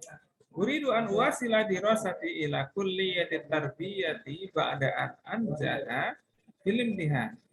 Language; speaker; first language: Arabic; non-native, fluent; Indonesian